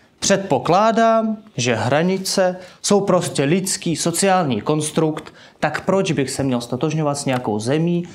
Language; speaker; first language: Czech; non-native, fluent; Russian